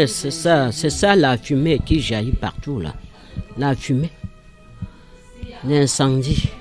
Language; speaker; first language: French; non-native, learner; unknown